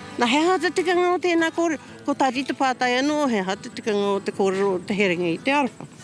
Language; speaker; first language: Māori; native; Māori